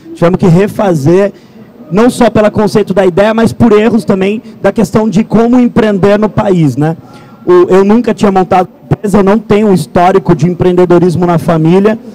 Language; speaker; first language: Portuguese; native; Portuguese